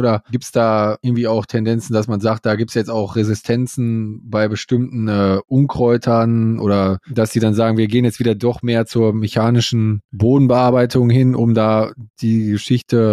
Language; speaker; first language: German; native; German